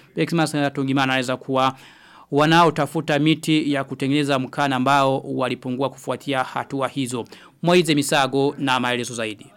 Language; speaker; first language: Swahili; non-native, local second language; Rundi